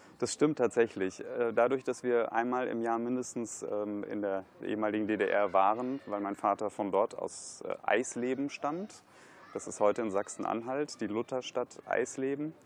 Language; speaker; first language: German; native; German